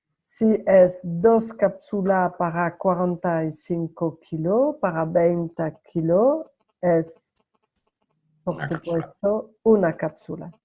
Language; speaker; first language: Spanish; non-native, learner; French